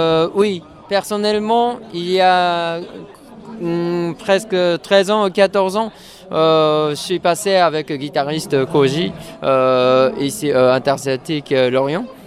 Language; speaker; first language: French; non-native, fluent; Japanese